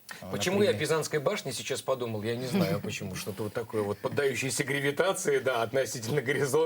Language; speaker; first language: Russian; native; Russian